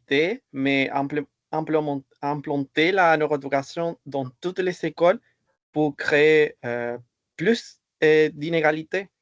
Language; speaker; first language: French; non-native, fluent; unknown